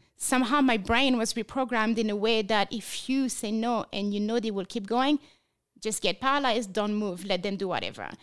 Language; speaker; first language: English; non-native, fluent; French